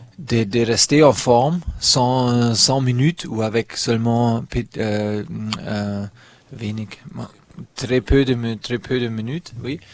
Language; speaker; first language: French; non-native, learner; German